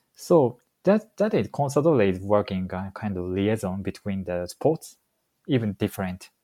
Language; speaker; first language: English; non-native, fluent; Japanese